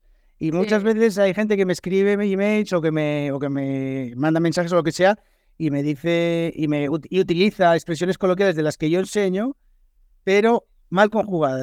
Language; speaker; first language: Spanish; native; Spanish